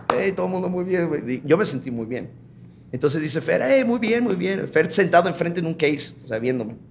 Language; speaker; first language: Spanish; early bilingual, heritage; Spanish